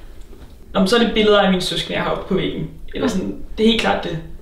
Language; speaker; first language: Danish; native; Danish